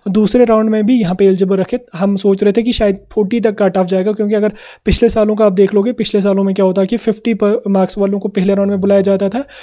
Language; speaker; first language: Hindi; non-native, local second language; Kashmiri